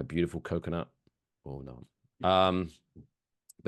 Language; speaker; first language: English; native; English